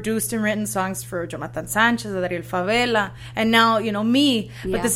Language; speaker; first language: English; native; English